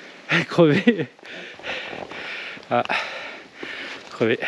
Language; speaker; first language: French; native; French